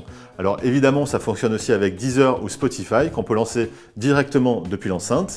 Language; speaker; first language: French; native; French